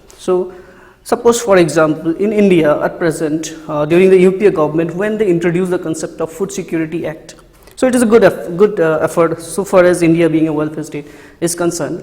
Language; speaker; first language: English; non-native, local second language; Assamese